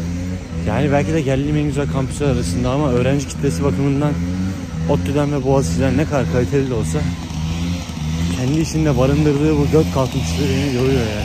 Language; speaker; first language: Turkish; native; Turkish